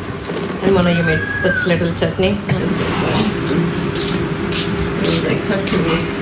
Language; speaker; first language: English; non-native, local second language; Hindi